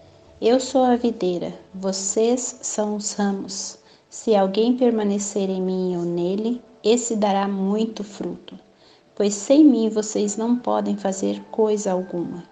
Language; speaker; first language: Portuguese; native; Portuguese